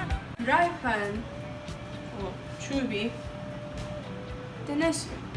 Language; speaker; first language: Japanese; non-native, learner; English